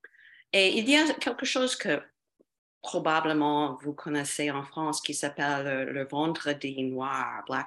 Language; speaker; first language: French; non-native, fluent; English